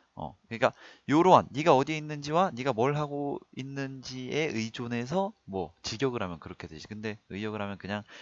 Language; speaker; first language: Korean; native; Korean